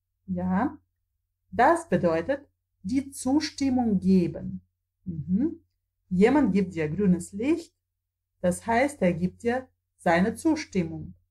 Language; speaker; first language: German; non-native, fluent; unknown